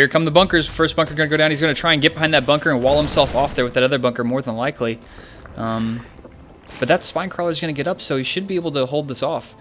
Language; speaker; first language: English; native; English